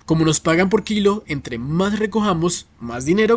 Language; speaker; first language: Spanish; native; Spanish